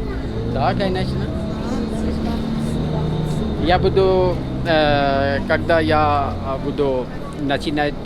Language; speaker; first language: Russian; non-native, learner; Urdu